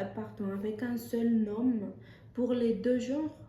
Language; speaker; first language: French; non-native, fluent; Spanish